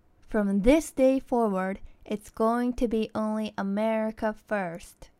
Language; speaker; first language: English; early bilingual, other home language; Japanese